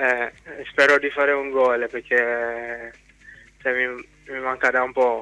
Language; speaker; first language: Italian; non-native, fluent; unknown